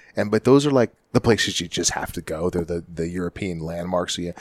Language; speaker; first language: English; native; English